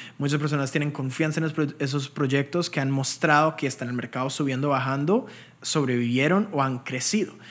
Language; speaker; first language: Spanish; early bilingual, heritage; Spanish